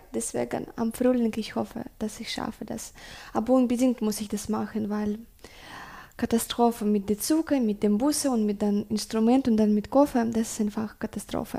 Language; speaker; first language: German; non-native, learner; Russian